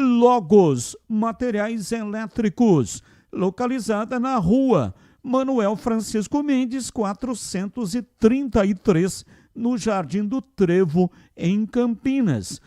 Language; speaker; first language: Portuguese; native; Portuguese